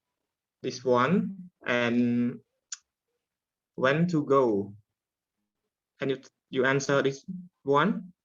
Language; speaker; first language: English; non-native, learner; Khmer